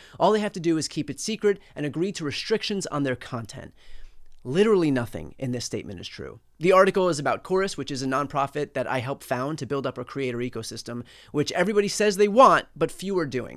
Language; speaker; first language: English; native; English